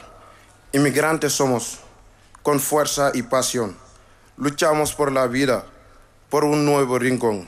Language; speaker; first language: Spanish; non-native, learner; Wolof